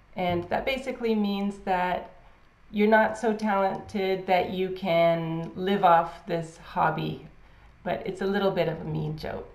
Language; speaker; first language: English; native; English